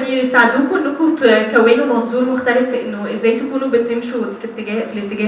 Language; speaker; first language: Arabic; native; Arabic